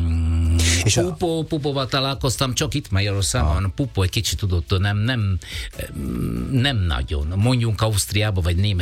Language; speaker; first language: Hungarian; non-native, learner; Italian